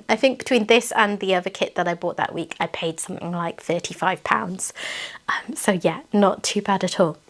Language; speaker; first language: English; native; English